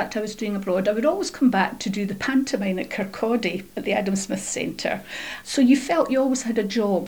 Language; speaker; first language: English; native; English